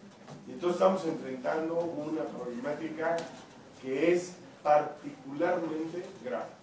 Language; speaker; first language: Spanish; native; Spanish